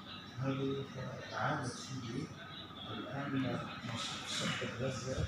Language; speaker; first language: Arabic; native; Arabic